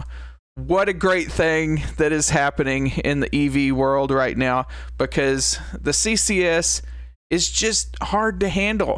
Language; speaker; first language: English; native; English